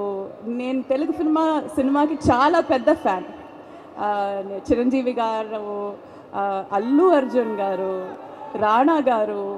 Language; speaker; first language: Telugu; non-native, fluent; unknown